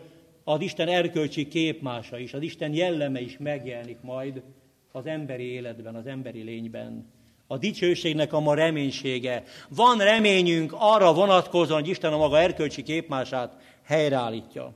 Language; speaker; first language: Hungarian; native; Hungarian